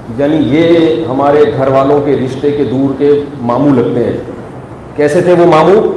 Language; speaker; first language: Urdu; native; Urdu